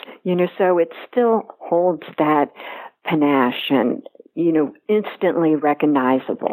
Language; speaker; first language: English; native; English